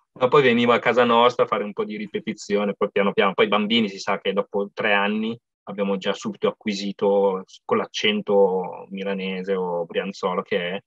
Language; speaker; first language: Italian; early bilingual, other home language; Vietnamese